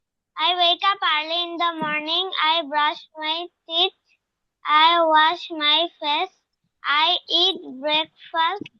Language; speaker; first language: English; non-native, learner; Bangla